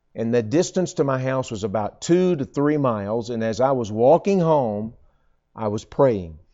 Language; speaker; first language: English; native; English